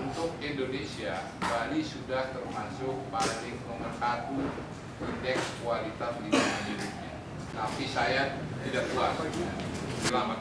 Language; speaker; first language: Indonesian; non-native, local second language; Balinese